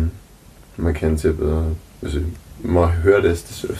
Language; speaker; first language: German; native; German